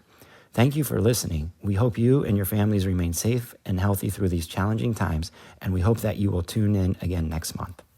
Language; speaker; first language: English; native; English